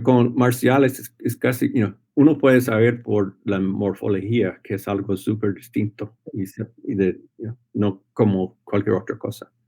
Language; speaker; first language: Spanish; non-native, fluent; English